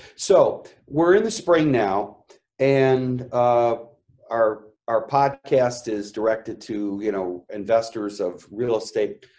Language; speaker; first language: English; native; English